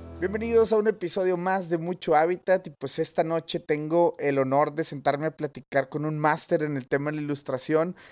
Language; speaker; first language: Spanish; native; Spanish